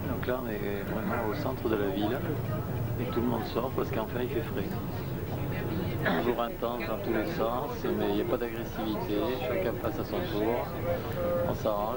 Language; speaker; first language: French; native; French